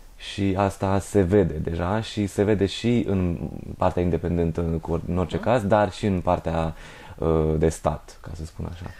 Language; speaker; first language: Romanian; non-native, local second language; Hungarian